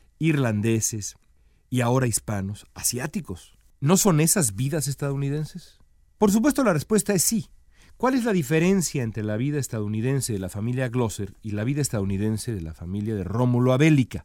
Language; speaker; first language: Spanish; native; Spanish